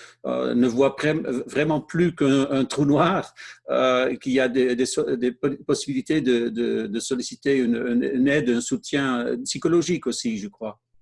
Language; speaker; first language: French; non-native, fluent; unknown